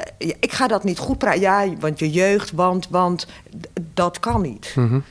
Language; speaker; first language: Dutch; early bilingual, other home language; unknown